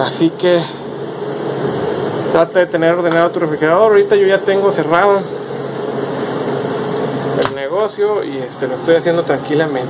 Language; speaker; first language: Spanish; native; Spanish